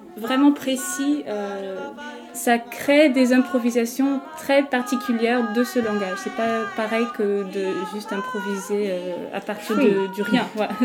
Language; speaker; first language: French; non-native, fluent; Portuguese